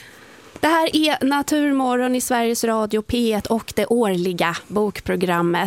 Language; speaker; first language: Swedish; native; Swedish